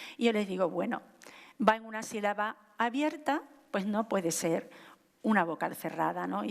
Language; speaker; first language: Spanish; native; Spanish